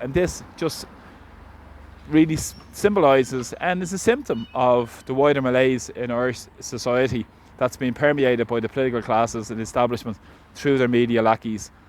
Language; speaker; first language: English; native; English